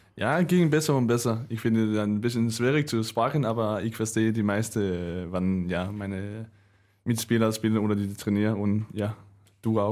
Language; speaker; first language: German; non-native, learner; Danish